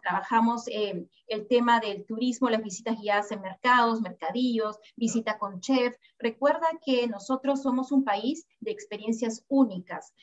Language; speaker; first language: Spanish; native; Spanish